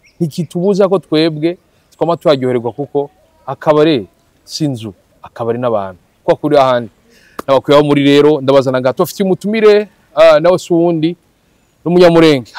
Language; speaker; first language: Rundi; native; Rundi